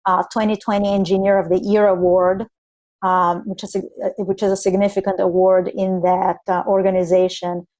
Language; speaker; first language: English; non-native, fluent; Spanish